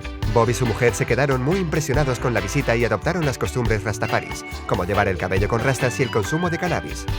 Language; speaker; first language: Spanish; native; Spanish